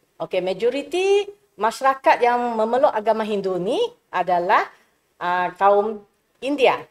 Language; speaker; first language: Malay; non-native, local second language; Chinese